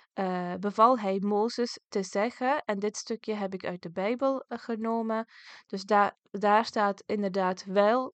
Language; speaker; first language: Dutch; early bilingual, other home language; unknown